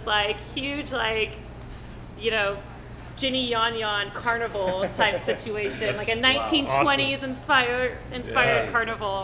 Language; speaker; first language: English; native; English